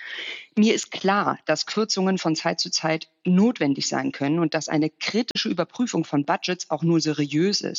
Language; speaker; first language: German; native; German